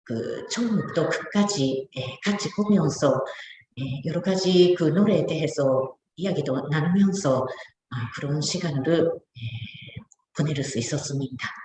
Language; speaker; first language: Korean; non-native, fluent; Japanese